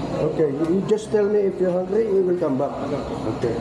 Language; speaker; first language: English; non-native, local second language; Filipino